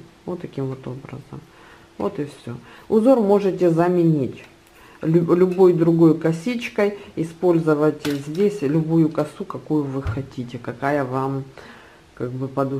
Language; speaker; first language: Russian; native; Russian